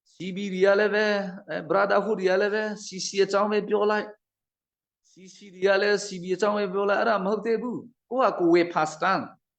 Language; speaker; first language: Burmese; non-native, local second language; Hakha Chin